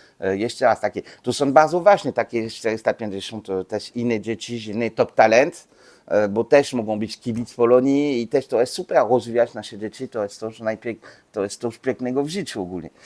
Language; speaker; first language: Polish; non-native, learner; French